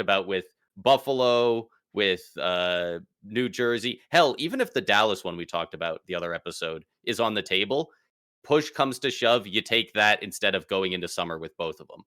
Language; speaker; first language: English; native; English